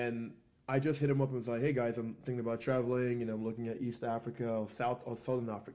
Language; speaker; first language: English; non-native, local second language; Igbo